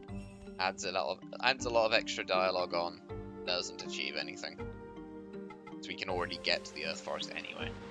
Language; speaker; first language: English; native; English